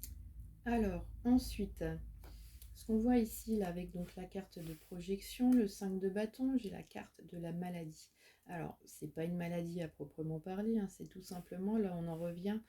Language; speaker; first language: French; native; French